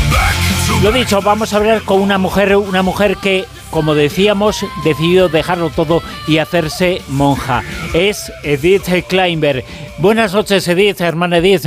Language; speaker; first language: Spanish; native; Spanish